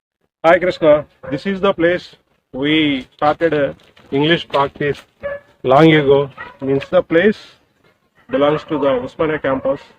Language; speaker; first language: English; non-native, learner; Telugu